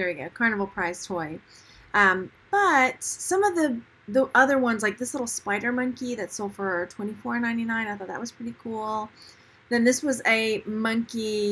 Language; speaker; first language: English; native; English